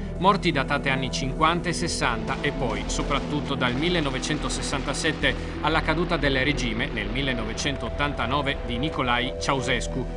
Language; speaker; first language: Italian; native; Italian